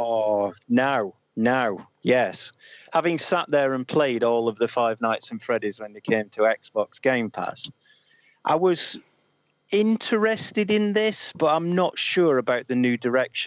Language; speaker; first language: English; native; English